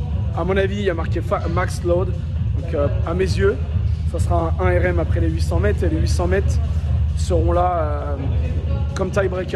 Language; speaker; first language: French; native; French